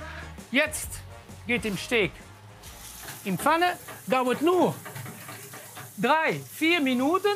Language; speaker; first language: German; non-native, learner; Dutch